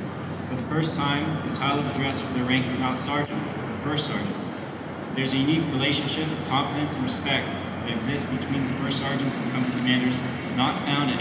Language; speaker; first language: English; native; English